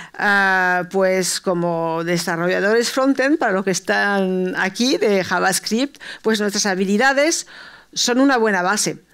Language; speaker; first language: Spanish; early bilingual, heritage; Spanish